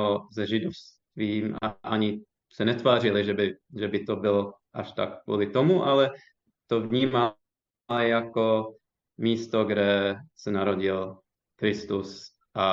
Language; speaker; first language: Czech; non-native, fluent; English